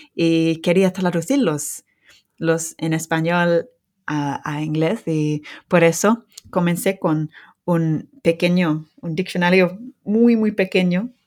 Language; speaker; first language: Spanish; non-native, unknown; English